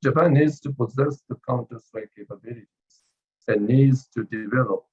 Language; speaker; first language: English; non-native, fluent; Japanese